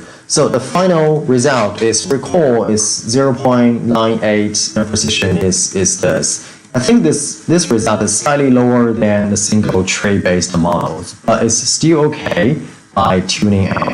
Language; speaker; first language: English; non-native, fluent; Chinese